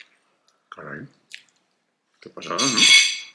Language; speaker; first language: Spanish; native; Spanish